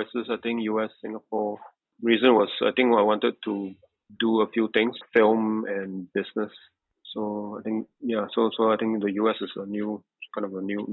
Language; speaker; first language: English; native; English